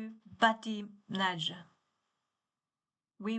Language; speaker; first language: French; non-native, learner; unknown